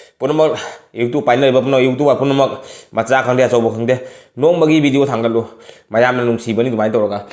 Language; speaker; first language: Manipuri; native; Manipuri